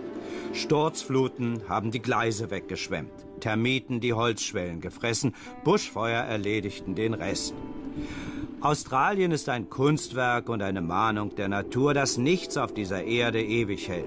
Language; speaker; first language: German; native; German